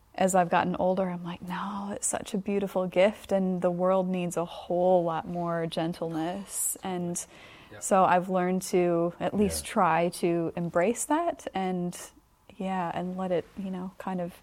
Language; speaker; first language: English; native; English